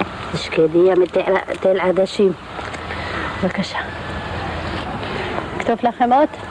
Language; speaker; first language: Hebrew; non-native, fluent; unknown